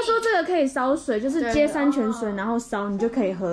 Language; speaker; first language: Chinese; native; Chinese